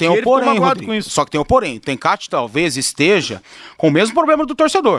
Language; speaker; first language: Portuguese; native; Portuguese